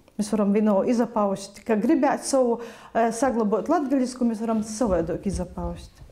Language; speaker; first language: Latvian; native; Latvian